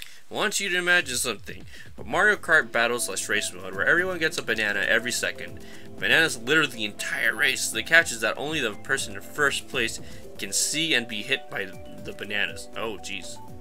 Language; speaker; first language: English; native; English